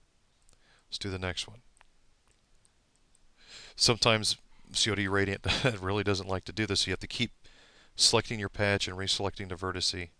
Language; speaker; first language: English; native; English